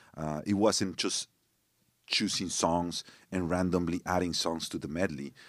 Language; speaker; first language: English; non-native, fluent; Spanish